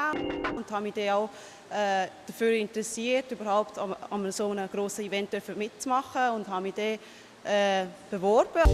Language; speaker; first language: German; early bilingual, other home language; Vietnamese